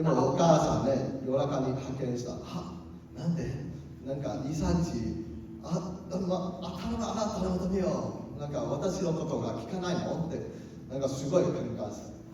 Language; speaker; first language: Japanese; non-native, learner; Cantonese